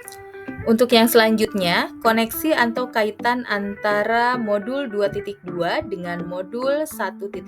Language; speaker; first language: Indonesian; native; Indonesian